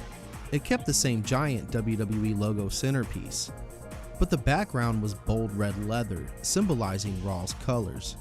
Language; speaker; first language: English; native; English